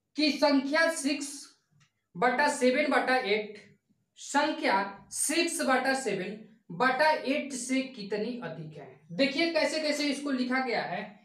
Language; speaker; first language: Hindi; native; Hindi